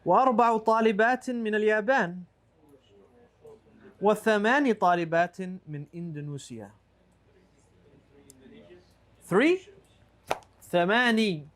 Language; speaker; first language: Arabic; non-native, fluent; English